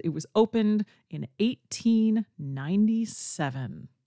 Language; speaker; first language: English; native; English